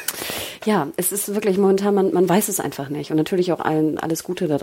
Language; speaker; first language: German; native; German